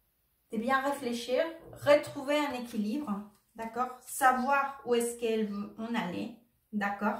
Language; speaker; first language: French; non-native, fluent; Spanish